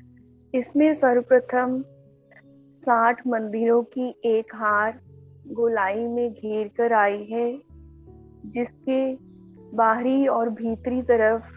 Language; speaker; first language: Hindi; native; Hindi